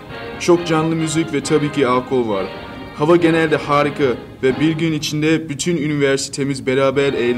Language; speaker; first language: Turkish; early bilingual, heritage; Turkish